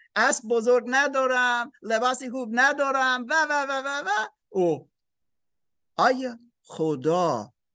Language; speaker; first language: Persian; non-native, learner; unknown